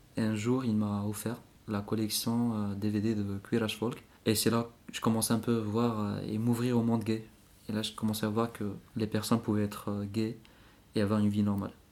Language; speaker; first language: French; non-native, local second language; Arabic